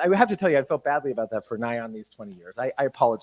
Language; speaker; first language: English; native; English